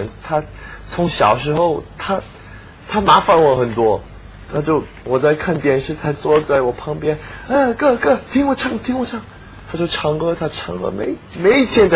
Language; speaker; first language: Chinese; non-native, learner; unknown